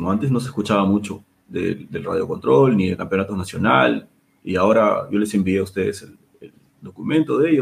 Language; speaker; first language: Spanish; native; Spanish